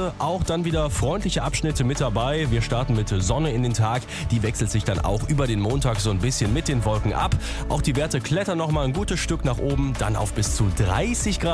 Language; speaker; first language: German; native; German